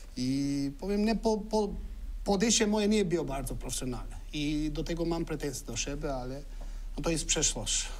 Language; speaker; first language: Polish; non-native, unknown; Albanian